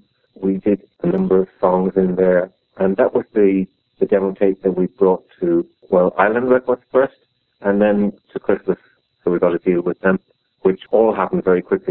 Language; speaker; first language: English; native; English